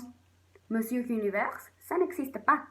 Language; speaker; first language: French; non-native, learner; Spanish